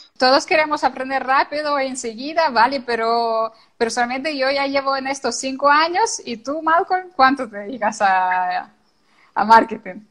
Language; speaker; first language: Spanish; non-native, fluent; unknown